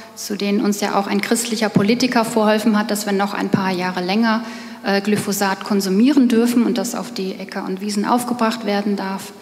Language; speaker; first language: German; native; German